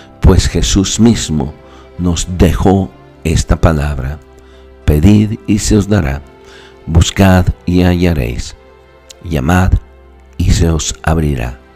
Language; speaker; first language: Spanish; native; Spanish